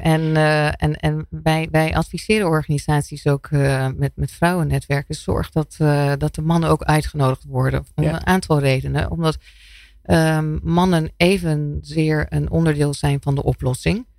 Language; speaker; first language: Dutch; non-native, fluent; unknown